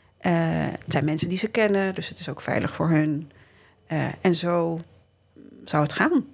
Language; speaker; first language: Dutch; early bilingual, other home language; Riffian